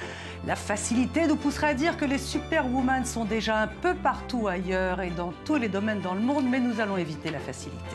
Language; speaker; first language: French; native; French